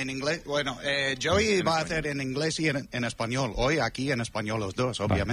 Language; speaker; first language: Spanish; non-native, fluent; English